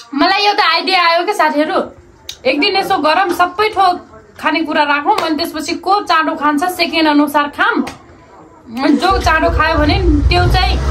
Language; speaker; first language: Nepali; non-native, local second language; Dangaura Tharu